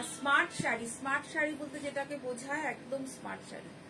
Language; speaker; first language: Hindi; non-native, local second language; Bangla